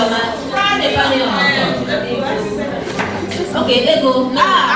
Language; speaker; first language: French; non-native, learner; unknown